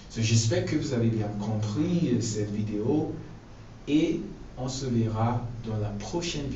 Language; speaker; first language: French; non-native, fluent; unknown